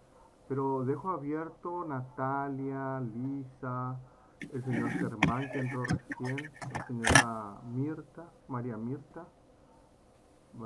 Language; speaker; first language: Spanish; native; Spanish